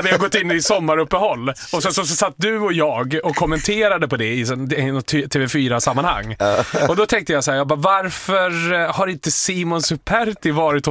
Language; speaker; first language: Swedish; native; Swedish